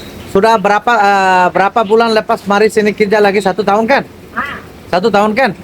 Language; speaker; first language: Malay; non-native, learner; Bangla